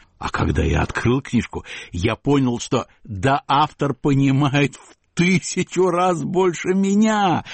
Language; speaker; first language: Russian; native; Russian